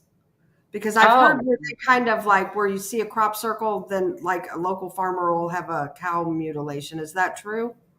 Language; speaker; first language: English; native; English